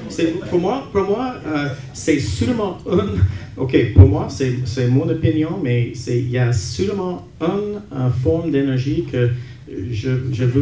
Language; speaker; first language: French; non-native, local second language; English